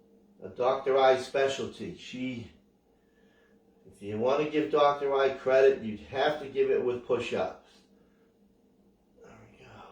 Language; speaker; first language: English; native; English